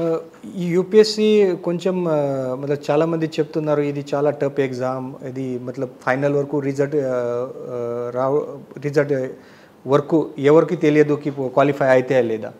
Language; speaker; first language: Telugu; non-native, learner; Marathi